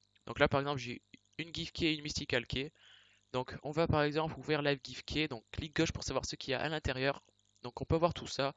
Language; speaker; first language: French; native; French